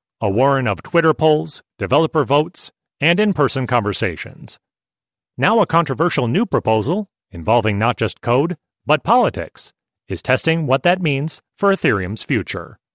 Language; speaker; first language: English; native; English